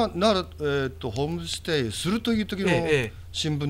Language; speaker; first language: Japanese; native; Japanese